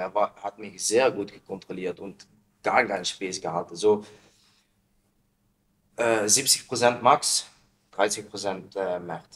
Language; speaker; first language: German; non-native, learner; Dutch